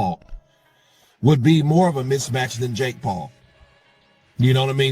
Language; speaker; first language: English; native; English